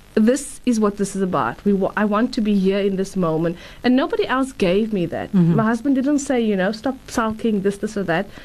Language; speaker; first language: English; native; English